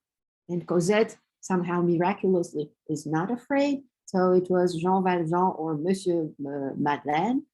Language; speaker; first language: English; non-native, fluent; Romanian